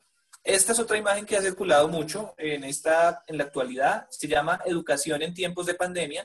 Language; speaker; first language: Spanish; native; Spanish